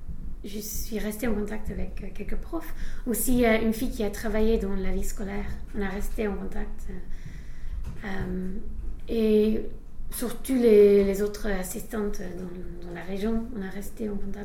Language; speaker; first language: French; non-native, fluent; English